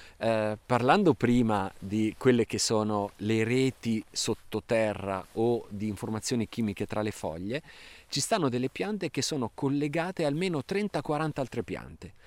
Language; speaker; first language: Italian; native; Italian